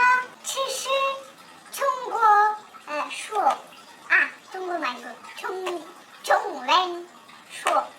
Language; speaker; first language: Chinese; non-native, learner; French